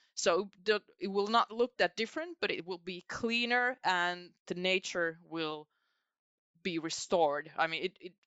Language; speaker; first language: English; non-native, fluent; Finnish